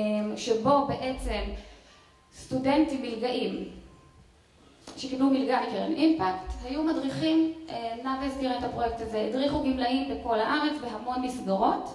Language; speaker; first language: Hebrew; native; Hebrew